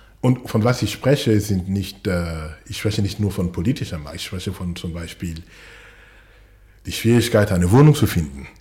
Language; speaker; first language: German; non-native, fluent; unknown